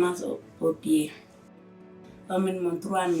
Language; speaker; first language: French; non-native, local second language; Mandingo